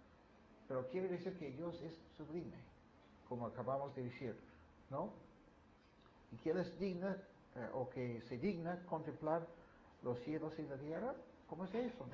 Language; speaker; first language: Spanish; non-native, fluent; English